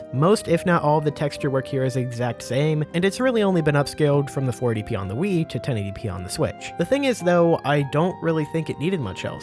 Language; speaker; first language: English; native; English